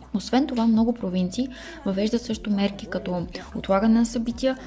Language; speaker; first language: Bulgarian; non-native, fluent; Chinese